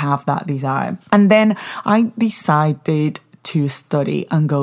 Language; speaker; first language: English; non-native, fluent; Spanish